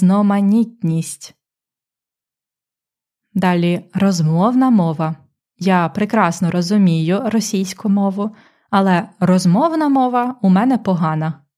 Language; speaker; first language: Ukrainian; native; Ukrainian